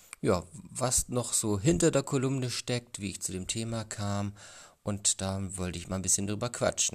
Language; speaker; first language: German; native; German